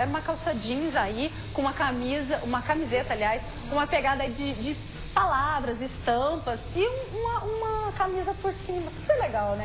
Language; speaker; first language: Portuguese; native; Portuguese